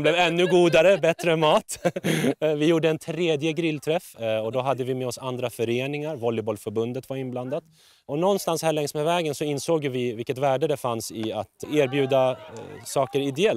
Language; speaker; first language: Swedish; native; Swedish